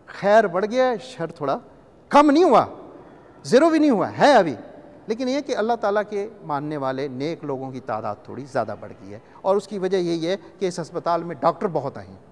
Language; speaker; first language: Urdu; non-native, local second language; Punjabi